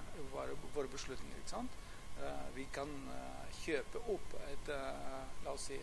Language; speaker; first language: Norwegian; non-native, fluent; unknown